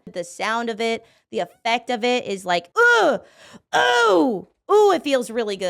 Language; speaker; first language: English; native; English